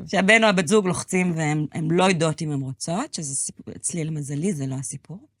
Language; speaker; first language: Hebrew; native; Hebrew